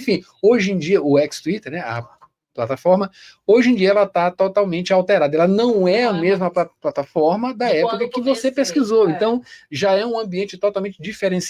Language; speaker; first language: Portuguese; native; Portuguese